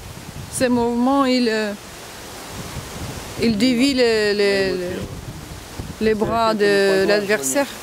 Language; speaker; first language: French; non-native, fluent; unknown